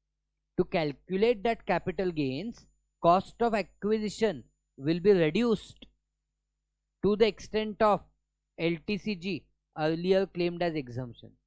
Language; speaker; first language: English; non-native, local second language; Hindi